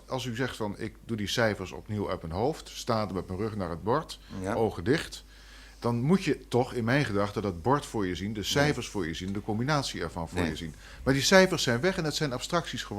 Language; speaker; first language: Dutch; native; Dutch